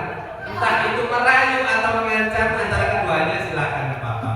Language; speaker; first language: Indonesian; native; Indonesian